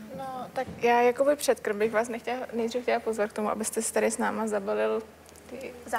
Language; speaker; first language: Czech; early bilingual, other home language; Vietnamese